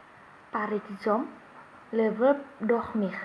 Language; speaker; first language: French; non-native, learner; Indonesian